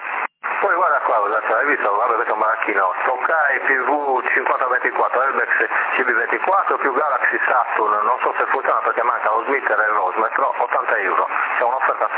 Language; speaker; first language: Italian; native; Italian